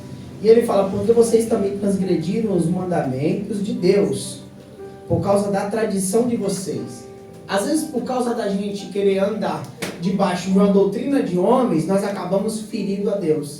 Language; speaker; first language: Portuguese; native; Portuguese